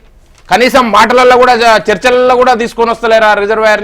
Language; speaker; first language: Telugu; native; Telugu